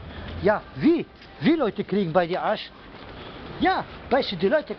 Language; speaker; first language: German; non-native, learner; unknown